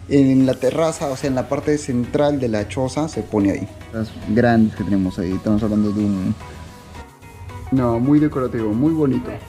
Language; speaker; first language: Spanish; native; Spanish